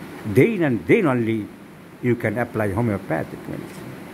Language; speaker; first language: English; non-native, local second language; Bangla